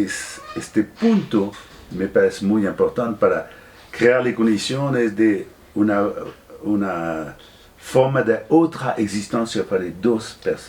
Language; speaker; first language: Spanish; non-native, fluent; French